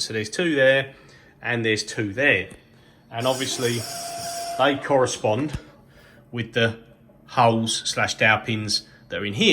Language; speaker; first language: English; native; English